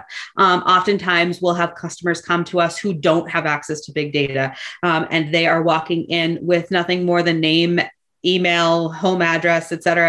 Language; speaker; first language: English; native; English